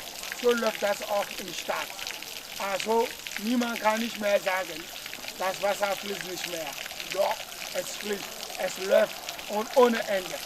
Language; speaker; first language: German; non-native, learner; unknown